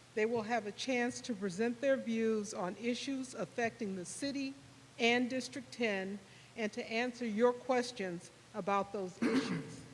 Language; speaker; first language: English; native; English